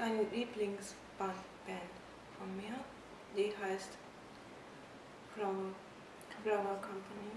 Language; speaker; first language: German; non-native, fluent; Japanese